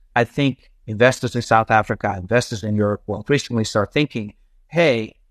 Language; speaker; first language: English; non-native, fluent; Dutch